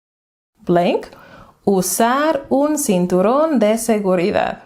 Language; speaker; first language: Spanish; non-native, fluent; English